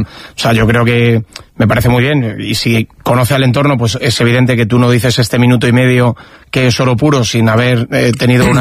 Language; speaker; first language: Spanish; native; Spanish